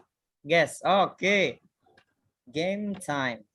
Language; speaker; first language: English; non-native, fluent; Indonesian